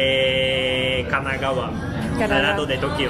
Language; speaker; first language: Spanish; non-native, fluent; Japanese